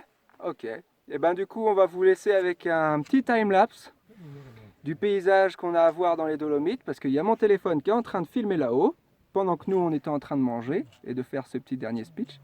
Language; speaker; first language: French; native; French